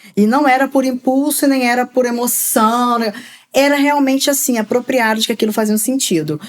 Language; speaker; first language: Portuguese; native; Portuguese